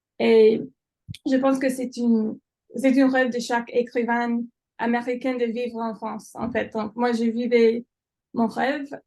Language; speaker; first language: French; non-native, fluent; English